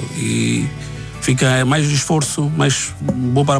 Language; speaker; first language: Portuguese; non-native, learner; Bangla